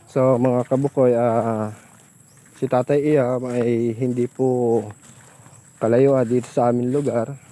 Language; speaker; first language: Filipino; native; Filipino